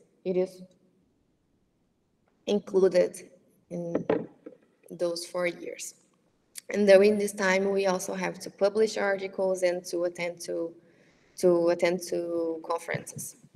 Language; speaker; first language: English; non-native, fluent; Portuguese